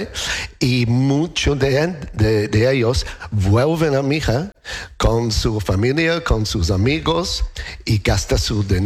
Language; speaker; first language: Spanish; non-native, learner; English